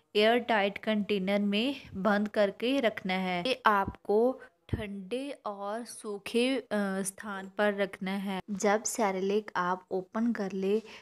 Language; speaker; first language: Hindi; non-native, local second language; Punjabi